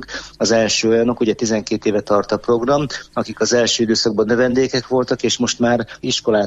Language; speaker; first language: Hungarian; native; Hungarian